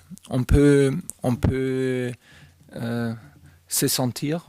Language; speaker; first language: French; non-native, fluent; German